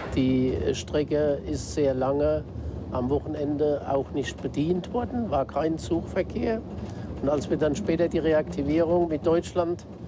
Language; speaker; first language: German; native; German